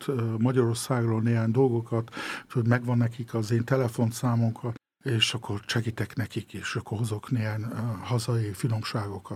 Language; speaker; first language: Hungarian; early bilingual, heritage; Hungarian